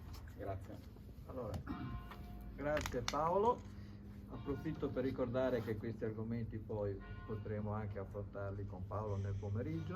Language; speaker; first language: Italian; native; Italian